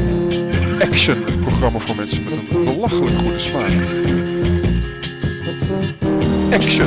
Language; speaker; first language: Dutch; native; Dutch